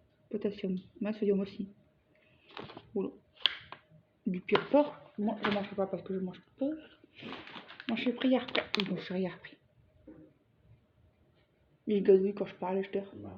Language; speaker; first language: French; native; French